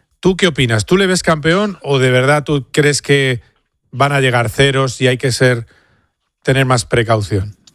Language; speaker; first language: Spanish; native; Spanish